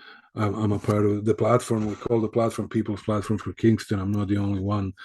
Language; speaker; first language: English; early bilingual, other home language; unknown